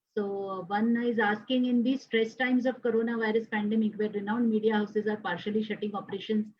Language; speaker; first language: English; non-native, local second language; Marathi